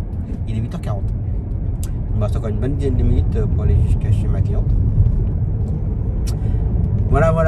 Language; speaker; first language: French; native; French